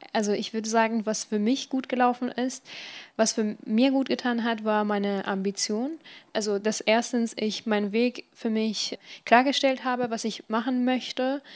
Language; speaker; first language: German; non-native, fluent; Persian